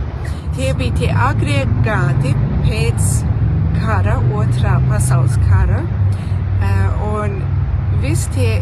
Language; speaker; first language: Latvian; early bilingual, heritage; Latvian